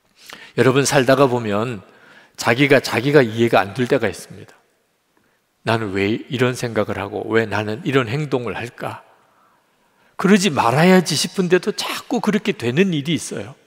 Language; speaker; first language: Korean; native; Korean